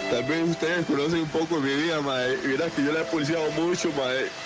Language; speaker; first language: Spanish; native; Spanish